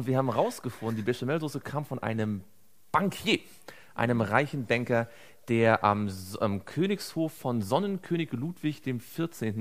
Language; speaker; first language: German; native; German